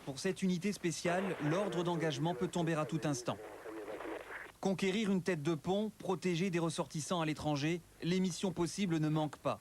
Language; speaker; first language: French; native; French